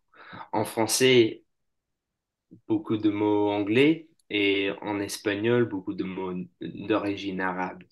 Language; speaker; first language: French; non-native, fluent; English